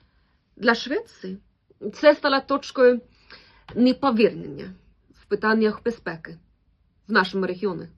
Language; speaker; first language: Ukrainian; non-native, fluent; Swedish